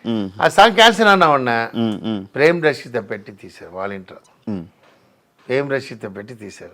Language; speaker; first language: Telugu; non-native, local second language; Tamil